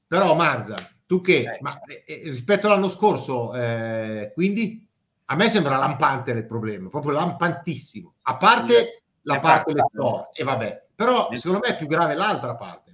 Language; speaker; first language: Italian; native; Italian